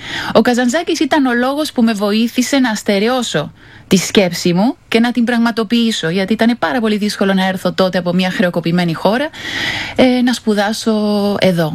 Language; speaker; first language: Greek; non-native, fluent; Spanish